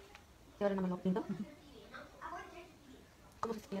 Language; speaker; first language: Spanish; early bilingual, heritage; English